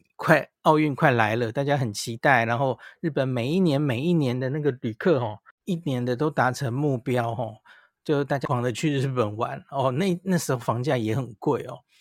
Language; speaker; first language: Chinese; native; Chinese